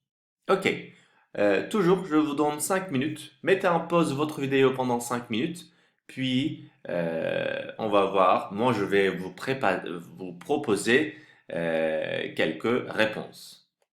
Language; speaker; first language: French; non-native, fluent; Turkish